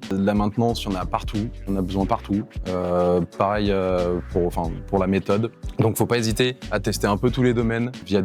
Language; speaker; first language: French; native; French